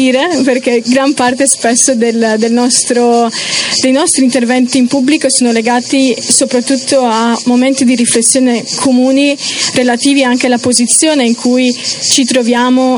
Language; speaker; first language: Italian; early bilingual, other home language; Romanian